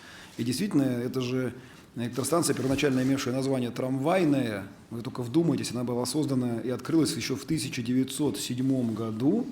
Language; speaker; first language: Russian; native; Russian